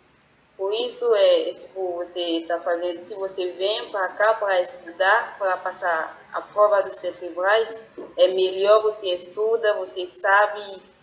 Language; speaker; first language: Portuguese; non-native, fluent; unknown